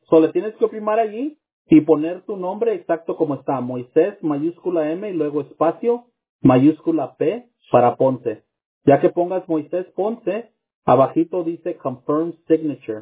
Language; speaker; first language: Spanish; early bilingual, heritage; Spanish